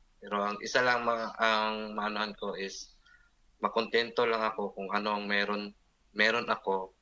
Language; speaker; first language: Filipino; non-native, local second language; Cebuano